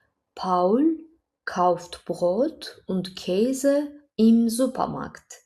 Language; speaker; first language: German; non-native, fluent; Azerbaijani